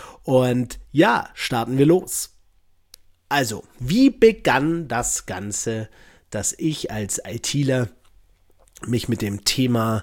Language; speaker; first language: German; native; German